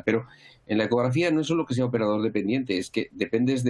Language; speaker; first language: Spanish; native; Spanish